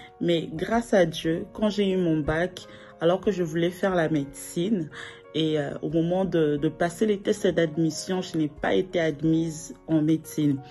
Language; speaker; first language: French; non-native, local second language; Lingala